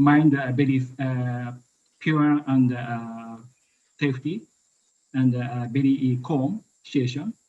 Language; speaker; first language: English; non-native, learner; Japanese